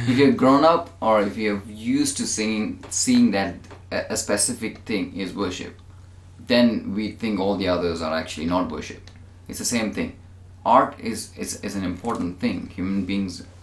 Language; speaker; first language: English; non-native, local second language; Malayalam